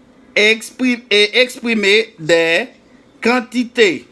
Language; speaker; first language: French; non-native, fluent; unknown